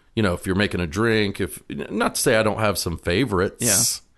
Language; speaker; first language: English; native; English